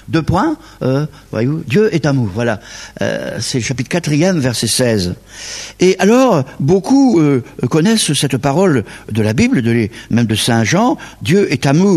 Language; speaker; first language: French; native; French